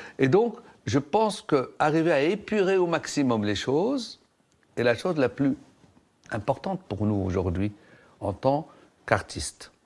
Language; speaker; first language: French; non-native, local second language; Arabic